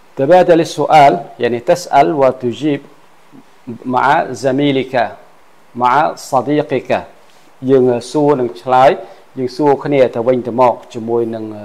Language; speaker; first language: Arabic; non-native, fluent; Khmer